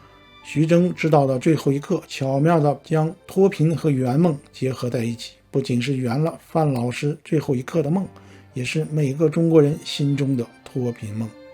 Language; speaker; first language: Chinese; native; Chinese